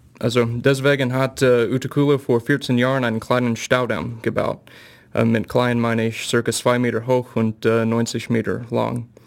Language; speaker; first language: German; non-native, fluent; English